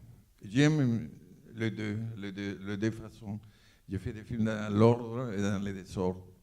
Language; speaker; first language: French; non-native, fluent; Spanish